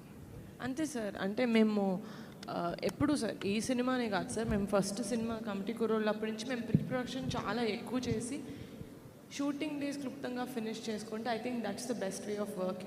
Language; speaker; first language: Telugu; native; Telugu